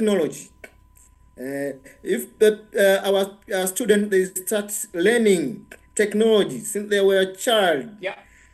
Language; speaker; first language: English; non-native, local second language; Swahili